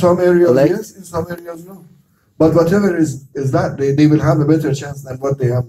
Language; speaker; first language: English; non-native, fluent; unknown